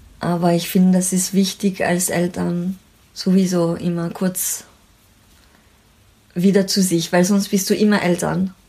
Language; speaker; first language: German; non-native, fluent; French